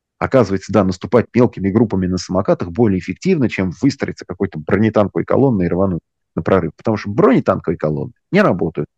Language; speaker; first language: Russian; native; Russian